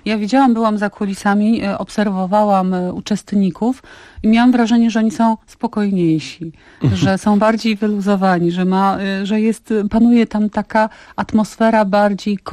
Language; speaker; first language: Polish; native; Polish